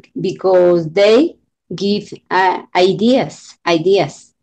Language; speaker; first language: English; non-native, learner; Spanish